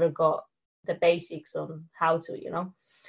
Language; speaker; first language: English; non-native, fluent; Italian